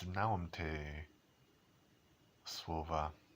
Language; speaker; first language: Polish; non-native, learner; English